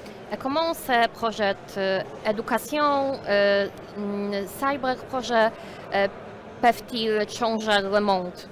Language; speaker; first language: French; non-native, learner; Polish